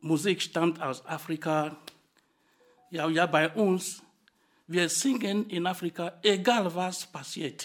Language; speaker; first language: German; non-native, fluent; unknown